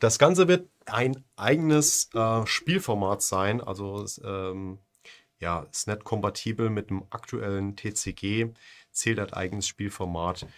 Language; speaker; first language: German; native; German